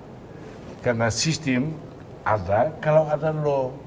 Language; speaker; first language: Indonesian; non-native, fluent; Tetum